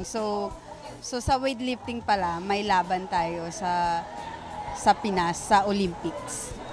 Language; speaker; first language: Filipino; native; Filipino